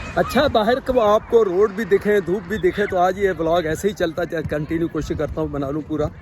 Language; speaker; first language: Urdu; native; Urdu